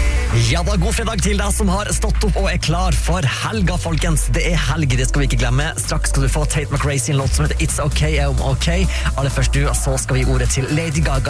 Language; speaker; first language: Norwegian; native; Norwegian